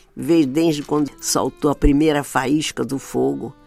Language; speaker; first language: Portuguese; native; Portuguese